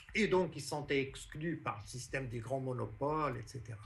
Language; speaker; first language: French; non-native, fluent; Portuguese